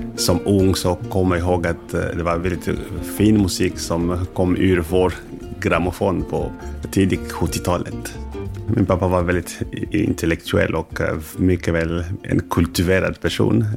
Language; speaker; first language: Swedish; non-native, fluent; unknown